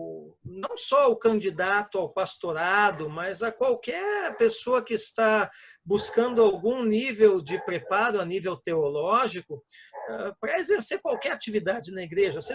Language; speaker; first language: Portuguese; native; Portuguese